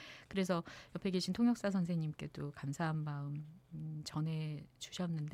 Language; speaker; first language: Korean; native; Korean